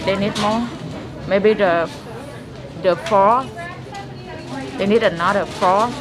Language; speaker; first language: English; non-native, learner; Vietnamese